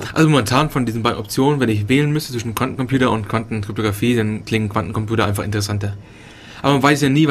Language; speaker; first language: German; native; German